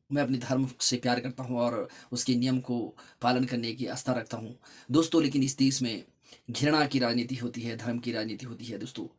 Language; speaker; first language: Hindi; native; Hindi